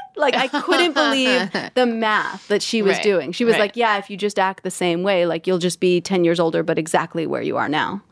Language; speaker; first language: English; native; English